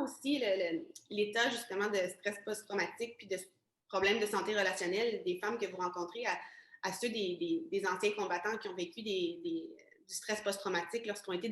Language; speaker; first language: French; native; French